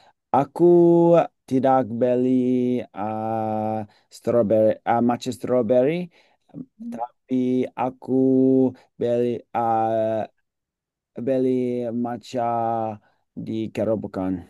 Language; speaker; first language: Indonesian; non-native, learner; English